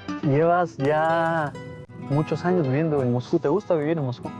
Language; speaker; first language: Spanish; native; Spanish